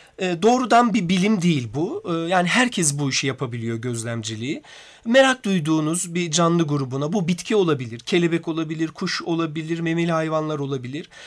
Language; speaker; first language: Turkish; native; Turkish